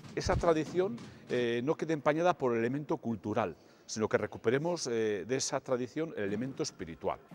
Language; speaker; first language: Spanish; native; Spanish